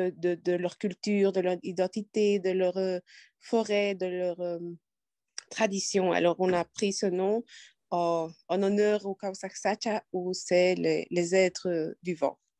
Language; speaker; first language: French; non-native, fluent; Quechua